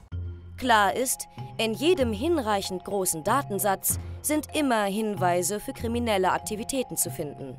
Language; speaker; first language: German; native; German